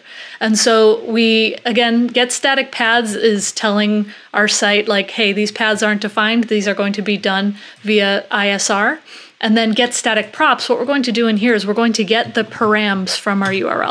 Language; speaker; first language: English; native; English